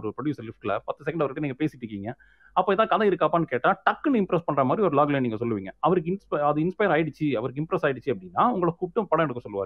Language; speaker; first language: Tamil; native; Tamil